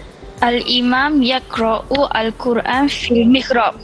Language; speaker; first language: Arabic; non-native, learner; Malay